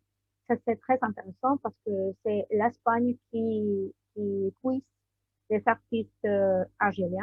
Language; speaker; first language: French; non-native, learner; Spanish